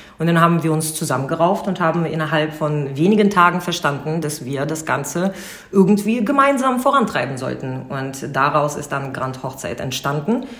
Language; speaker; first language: German; non-native, fluent; Russian